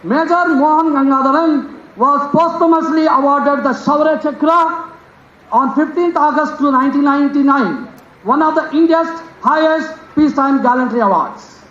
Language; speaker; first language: English; non-native, local second language; Kannada